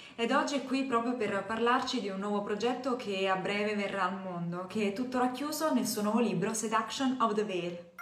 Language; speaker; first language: Italian; native; Italian